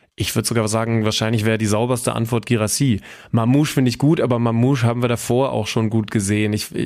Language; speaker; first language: German; native; German